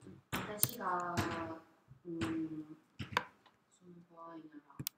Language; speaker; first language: Japanese; non-native, learner; Korean